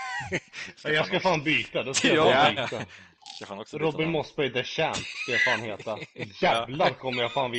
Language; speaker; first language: Swedish; native; Swedish